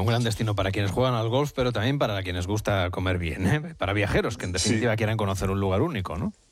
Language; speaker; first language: Spanish; native; Spanish